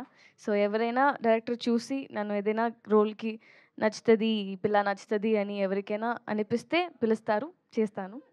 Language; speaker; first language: Telugu; non-native, learner; Tamil